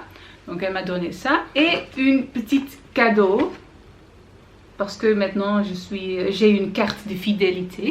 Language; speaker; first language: French; non-native, learner; Dutch